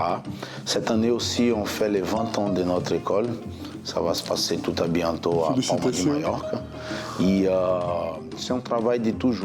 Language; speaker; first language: French; non-native, fluent; Portuguese